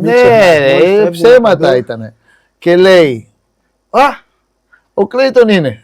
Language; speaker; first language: Greek; non-native, fluent; Portuguese